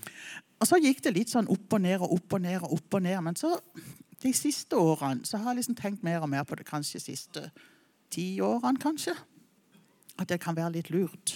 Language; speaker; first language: Norwegian; native; Norwegian